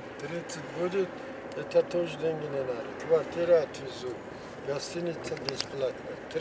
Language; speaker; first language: Russian; non-native, local second language; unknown